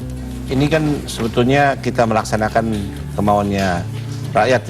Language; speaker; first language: Indonesian; native; Indonesian